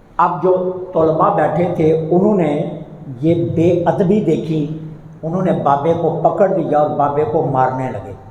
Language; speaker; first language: Urdu; non-native, local second language; Punjabi